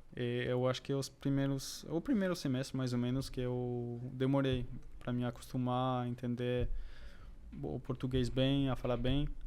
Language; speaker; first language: Portuguese; non-native, fluent; French